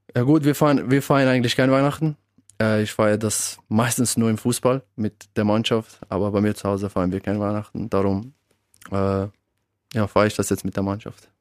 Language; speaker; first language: German; early bilingual, other home language; Albanian